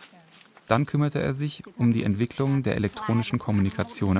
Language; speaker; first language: German; native; German